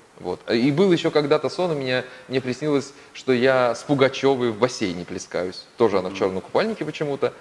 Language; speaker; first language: Russian; native; Russian